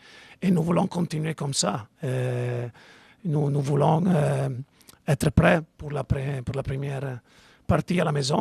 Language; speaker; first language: French; non-native, fluent; Italian